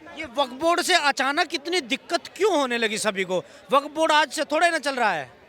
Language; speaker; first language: Hindi; native; Hindi